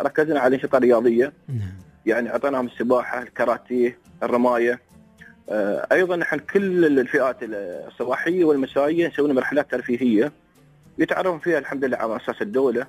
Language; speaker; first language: Arabic; native; Arabic